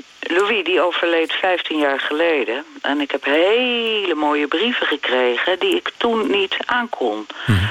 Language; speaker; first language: Dutch; native; Dutch